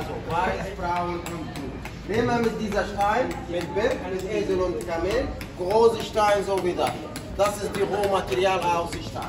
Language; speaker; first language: German; non-native, learner; Arabic